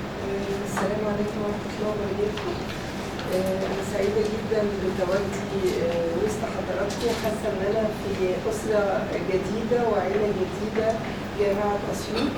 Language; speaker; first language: Arabic; native; Arabic